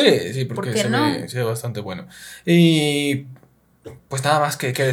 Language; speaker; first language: Spanish; native; Spanish